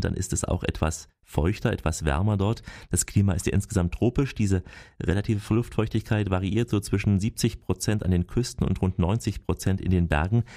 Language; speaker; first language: German; native; German